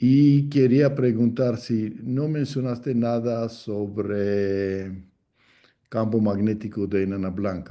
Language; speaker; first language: Spanish; non-native, fluent; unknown